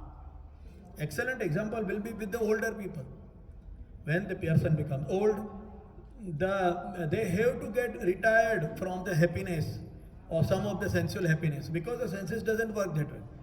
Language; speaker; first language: English; non-native, local second language; Hindi